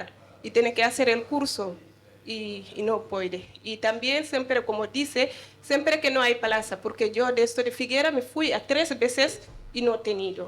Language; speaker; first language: Spanish; non-native, learner; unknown